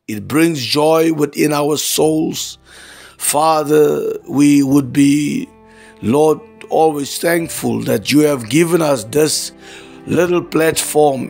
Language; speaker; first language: English; non-native, local second language; Afrikaans